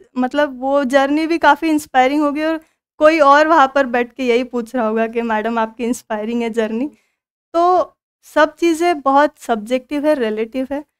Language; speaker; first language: Hindi; non-native, local second language; Marathi